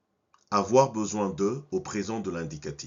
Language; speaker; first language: French; non-native, fluent; English